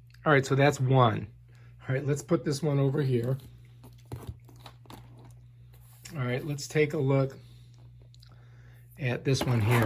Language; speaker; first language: English; native; English